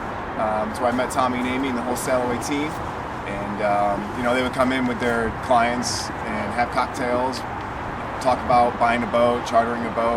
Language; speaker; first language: English; native; English